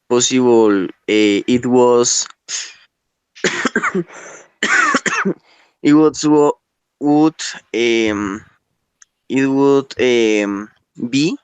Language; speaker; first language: English; non-native, learner; Spanish